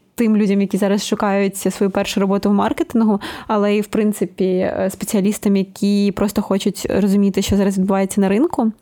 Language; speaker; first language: Ukrainian; native; Ukrainian